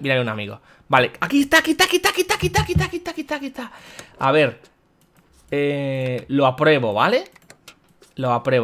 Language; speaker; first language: Spanish; native; Spanish